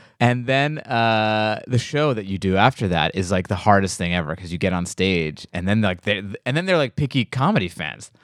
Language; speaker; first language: English; native; English